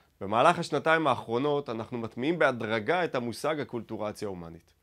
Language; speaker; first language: Hebrew; native; Hebrew